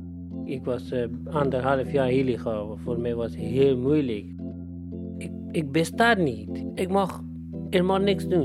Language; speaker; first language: Dutch; non-native, learner; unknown